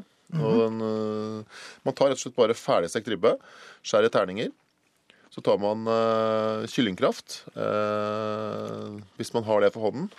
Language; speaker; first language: Norwegian; native; Norwegian